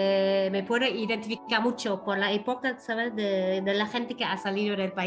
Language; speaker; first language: Spanish; non-native, fluent; Vietnamese